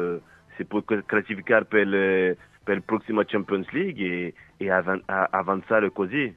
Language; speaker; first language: Italian; non-native, fluent; French